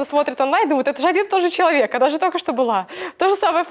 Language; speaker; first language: Russian; native; Russian